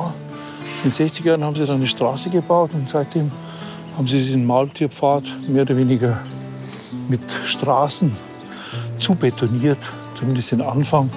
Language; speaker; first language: German; native; German